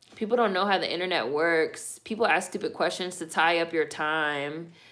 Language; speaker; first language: English; native; English